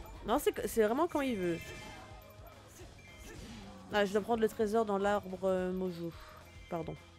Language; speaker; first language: French; native; French